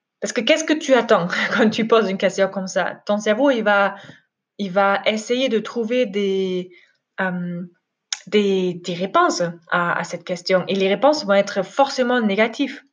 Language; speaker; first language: French; non-native, fluent; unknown